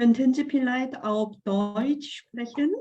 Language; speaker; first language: German; non-native, fluent; Korean